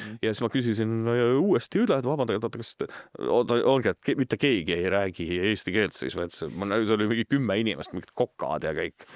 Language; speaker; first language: Estonian; native; Estonian